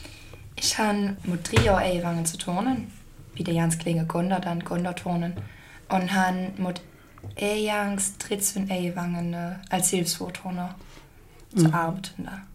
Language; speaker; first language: German; native; German